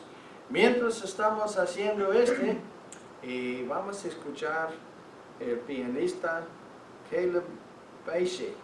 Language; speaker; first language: Spanish; non-native, fluent; English